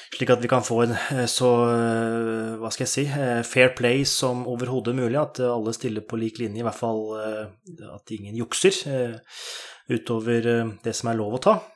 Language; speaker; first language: Norwegian; native; Norwegian